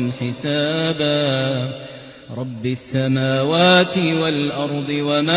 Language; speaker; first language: Arabic; native; Arabic